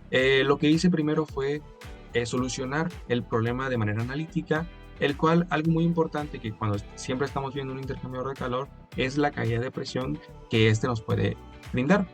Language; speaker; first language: Spanish; native; Spanish